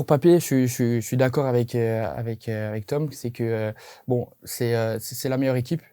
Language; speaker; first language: French; native; French